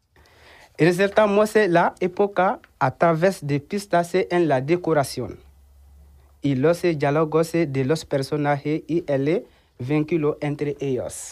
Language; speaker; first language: Spanish; non-native, learner; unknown